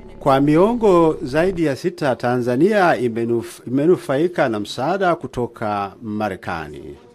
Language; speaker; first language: Swahili; native; Swahili